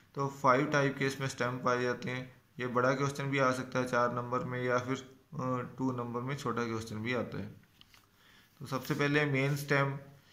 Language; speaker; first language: Hindi; non-native, local second language; Punjabi